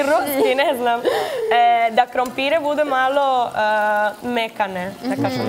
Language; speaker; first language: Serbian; non-native, learner; Spanish